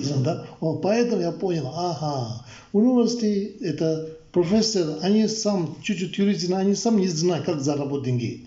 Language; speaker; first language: Russian; non-native, learner; Tibetan